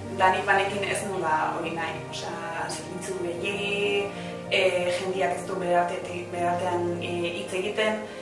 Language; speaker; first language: Basque; native; Basque